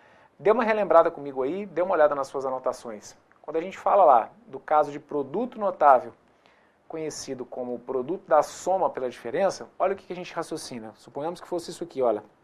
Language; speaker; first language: Portuguese; native; Portuguese